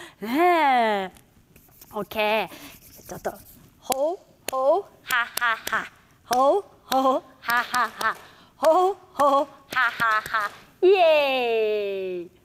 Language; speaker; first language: Japanese; non-native, fluent; English